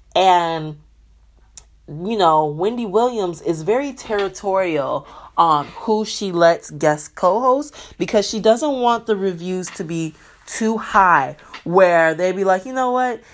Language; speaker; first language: English; native; English